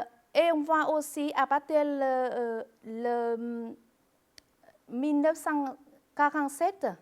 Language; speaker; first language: French; non-native, fluent; Vietnamese